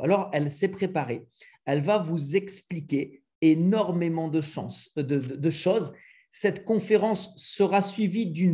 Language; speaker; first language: French; native; French